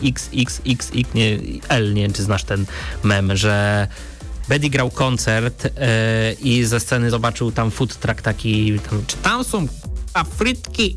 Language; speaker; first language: Polish; native; Polish